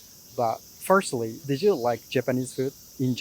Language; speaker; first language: English; non-native, fluent; Japanese